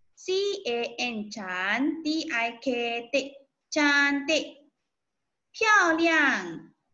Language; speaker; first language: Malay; non-native, local second language; Chinese